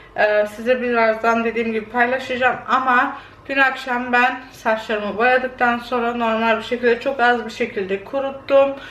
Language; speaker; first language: Turkish; native; Turkish